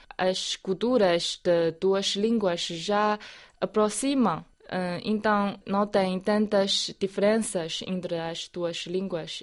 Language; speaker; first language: Portuguese; non-native, fluent; Chinese